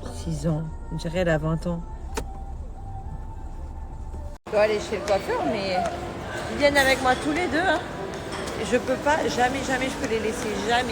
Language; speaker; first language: French; native; French